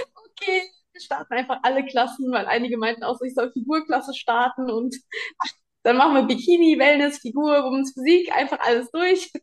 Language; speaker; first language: German; native; German